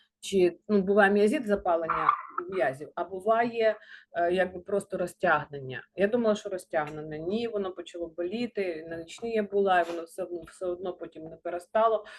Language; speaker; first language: Ukrainian; non-native, local second language; Russian